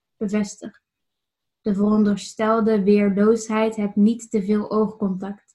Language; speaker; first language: Dutch; native; Dutch